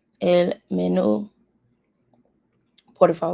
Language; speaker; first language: Spanish; non-native, learner; English